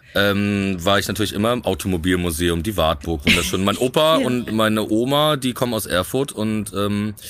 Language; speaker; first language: German; native; German